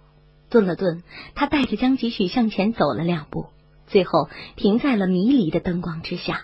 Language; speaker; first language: Chinese; native; Chinese